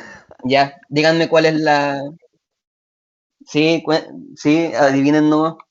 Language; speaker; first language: Spanish; native; Spanish